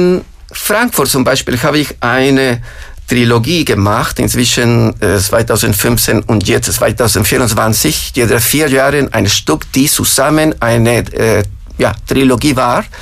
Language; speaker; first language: German; non-native, fluent; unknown